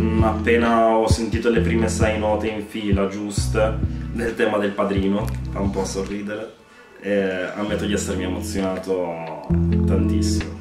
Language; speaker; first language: Italian; early bilingual, heritage; Italian